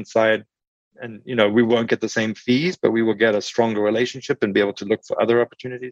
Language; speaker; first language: English; native; English